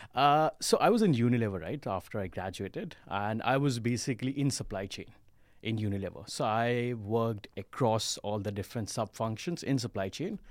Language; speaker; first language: English; non-native, local second language; Hindi